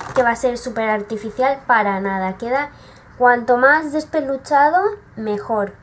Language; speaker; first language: Spanish; native; Spanish